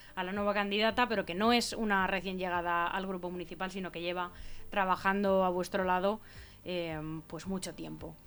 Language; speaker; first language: Spanish; native; Spanish